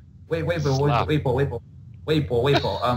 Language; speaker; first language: Filipino; non-native, learner; English